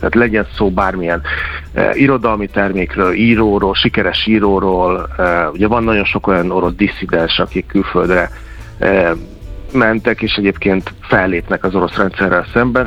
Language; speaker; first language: Hungarian; native; Hungarian